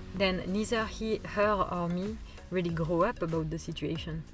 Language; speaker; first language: English; non-native, fluent; French